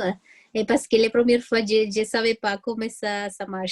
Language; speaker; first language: French; non-native, learner; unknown